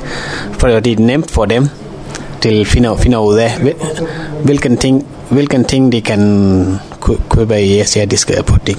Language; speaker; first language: Danish; non-native, learner; Tamil